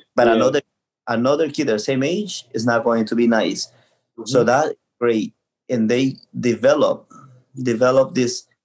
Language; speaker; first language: English; early bilingual, other home language; Spanish